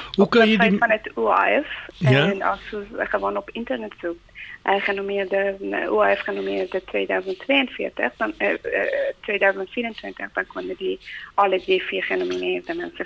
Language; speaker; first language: Dutch; non-native, learner; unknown